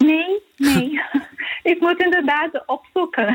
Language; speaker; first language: Dutch; non-native, fluent; Portuguese